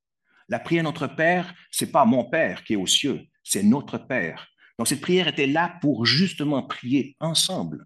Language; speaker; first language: French; native; French